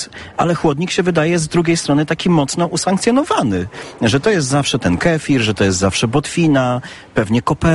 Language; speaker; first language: Polish; native; Polish